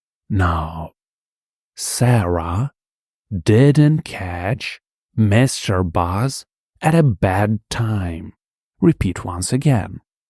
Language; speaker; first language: English; non-native, fluent; Ukrainian